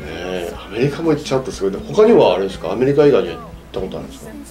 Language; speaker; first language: Japanese; native; Japanese